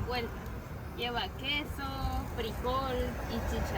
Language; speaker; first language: Spanish; native; Spanish